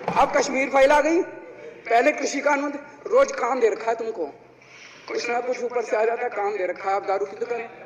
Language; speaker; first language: Hindi; native; Hindi